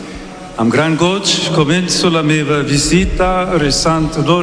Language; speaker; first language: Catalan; non-native, learner; English